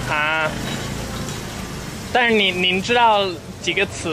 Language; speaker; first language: Chinese; non-native, fluent; English